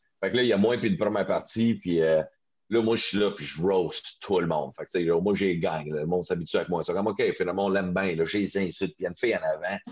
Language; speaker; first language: French; non-native, local second language; English